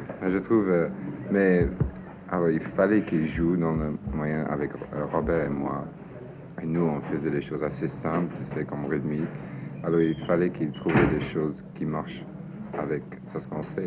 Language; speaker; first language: French; non-native, fluent; English